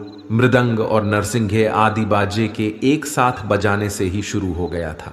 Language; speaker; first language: Hindi; native; Hindi